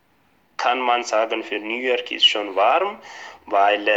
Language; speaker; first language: German; non-native, fluent; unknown